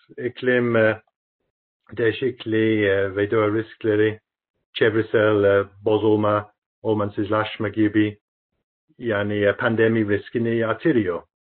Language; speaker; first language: Turkish; non-native, learner; English